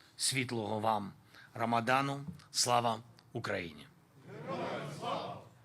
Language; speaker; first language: Ukrainian; non-native, local second language; Russian